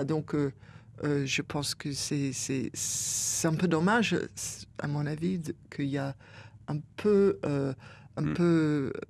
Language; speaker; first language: French; non-native, fluent; English